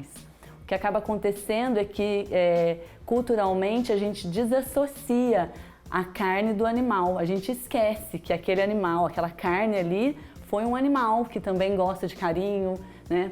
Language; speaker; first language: Portuguese; native; Portuguese